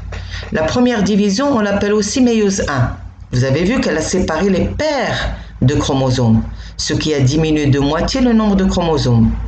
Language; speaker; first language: French; non-native, local second language; Arabic